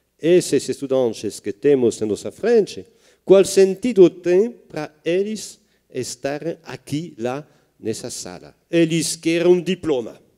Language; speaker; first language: Portuguese; non-native, fluent; French